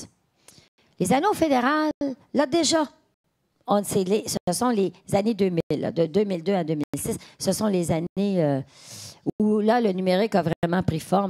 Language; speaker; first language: French; native; French